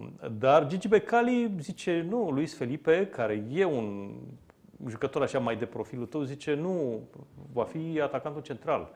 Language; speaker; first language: Romanian; native; Romanian